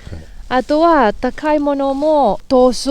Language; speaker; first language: Japanese; non-native, learner; Spanish